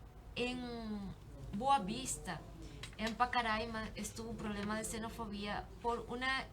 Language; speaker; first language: Portuguese; non-native, learner; Spanish